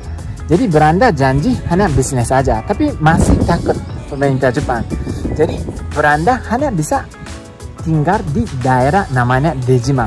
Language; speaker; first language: Indonesian; non-native, learner; Japanese